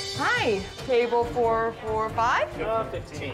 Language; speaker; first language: English; native; English